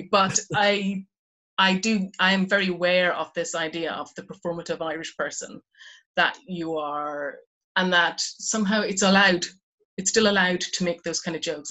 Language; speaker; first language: English; native; English